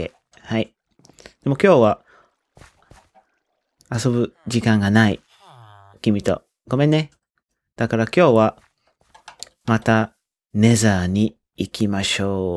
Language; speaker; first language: Japanese; non-native, learner; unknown